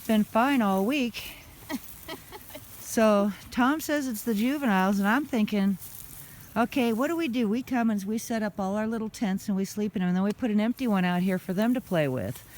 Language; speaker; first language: English; native; English